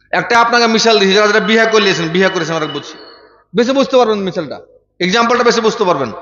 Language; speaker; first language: Bangla; non-native, fluent; Urdu